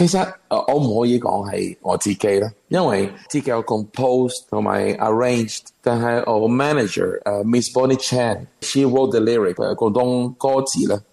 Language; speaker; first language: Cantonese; non-native, learner; Spanish